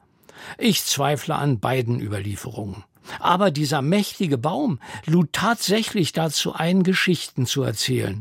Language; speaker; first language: German; native; German